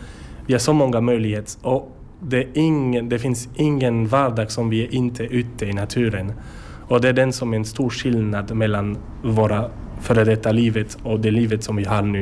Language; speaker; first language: Swedish; non-native, learner; French